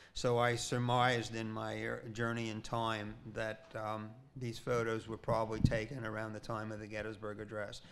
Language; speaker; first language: English; native; English